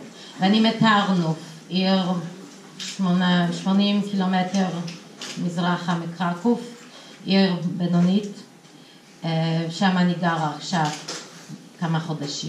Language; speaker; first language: Hebrew; non-native, fluent; Polish